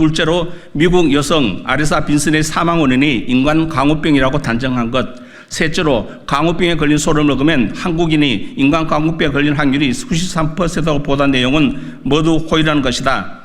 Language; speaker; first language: Korean; native; Korean